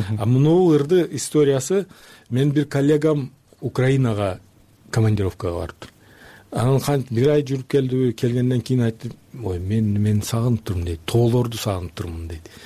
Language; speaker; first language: Kyrgyz; non-native, local second language; Uzbek